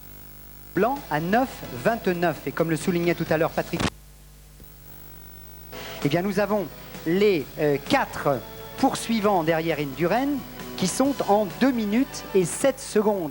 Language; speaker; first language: French; native; French